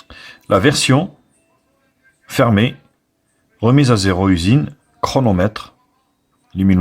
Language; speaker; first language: French; native; French